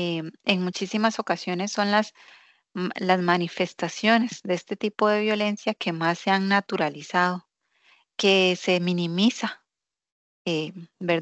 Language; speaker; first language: Spanish; native; Spanish